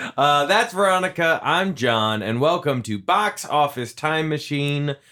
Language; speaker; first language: English; native; English